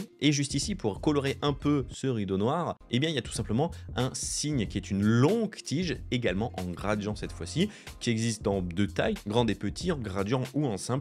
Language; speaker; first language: French; native; French